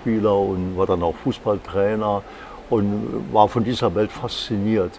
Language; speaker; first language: German; native; German